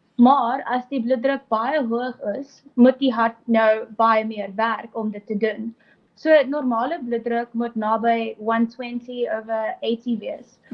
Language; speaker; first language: Afrikaans; non-native, local second language; English